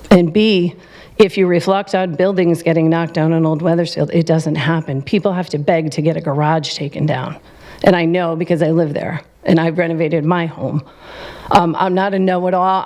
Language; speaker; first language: English; native; English